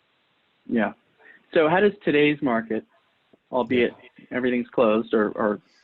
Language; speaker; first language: English; native; English